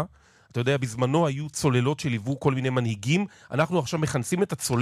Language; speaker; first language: Hebrew; native; Hebrew